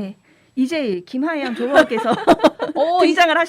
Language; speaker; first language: Korean; native; Korean